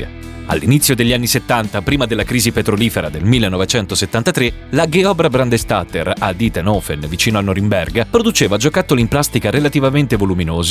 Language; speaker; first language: Italian; native; Italian